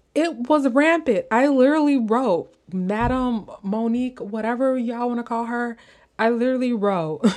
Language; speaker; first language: English; native; English